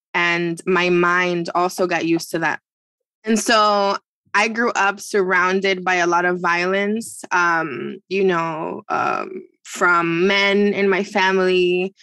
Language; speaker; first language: English; non-native, fluent; Spanish